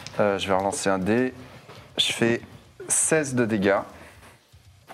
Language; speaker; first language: French; native; French